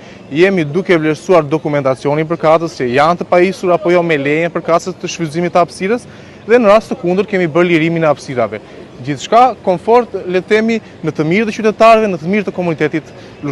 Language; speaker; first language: Albanian; native; Albanian